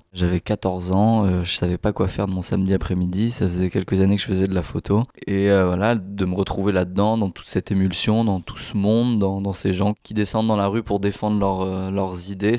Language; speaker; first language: French; native; French